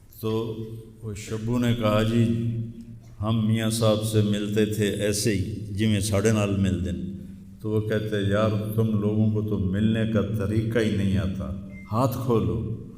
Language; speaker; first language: Urdu; non-native, local second language; Punjabi